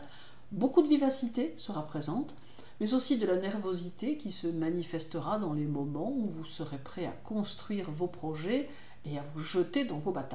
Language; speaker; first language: French; native; French